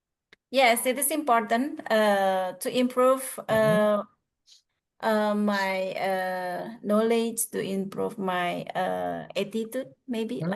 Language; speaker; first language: English; non-native, learner; Indonesian